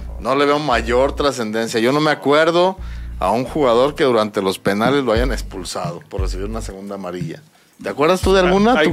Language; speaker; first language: Spanish; native; Spanish